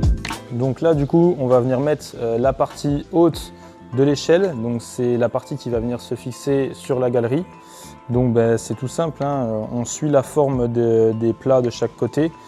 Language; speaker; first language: French; native; French